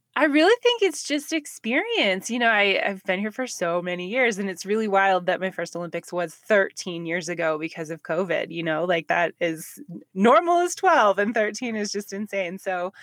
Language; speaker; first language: English; native; English